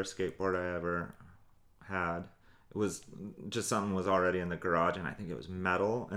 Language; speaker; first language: English; native; English